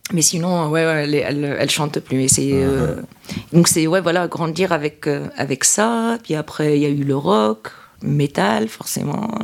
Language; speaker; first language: French; non-native, local second language; Arabic